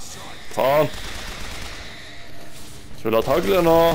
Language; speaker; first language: Swedish; non-native, learner; Norwegian